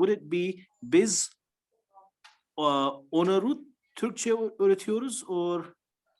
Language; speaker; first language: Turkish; non-native, learner; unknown